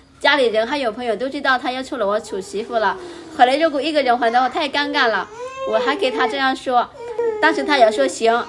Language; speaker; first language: Chinese; non-native, fluent; Lao